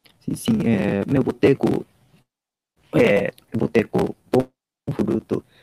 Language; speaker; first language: Portuguese; non-native, learner; Japanese